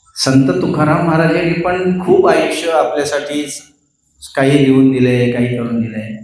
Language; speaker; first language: Marathi; non-native, local second language; Hindi